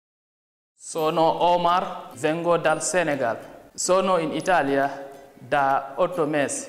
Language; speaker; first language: Italian; non-native, learner; Wolof